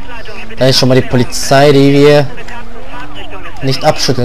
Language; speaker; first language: German; native; German